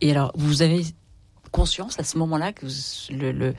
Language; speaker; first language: French; native; French